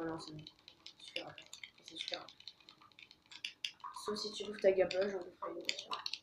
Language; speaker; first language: French; native; French